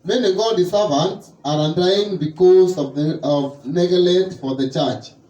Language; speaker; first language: English; non-native, local second language; Swahili